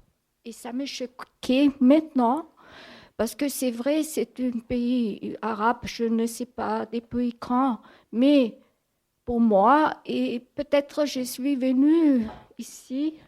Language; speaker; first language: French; non-native, fluent; German